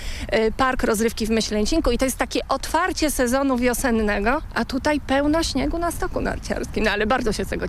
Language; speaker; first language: Polish; native; Polish